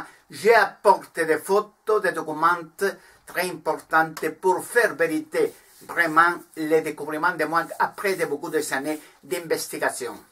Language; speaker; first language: French; non-native, learner; Spanish